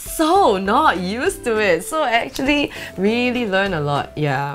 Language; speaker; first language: English; native; English